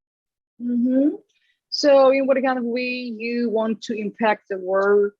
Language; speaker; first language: English; non-native, learner; Chinese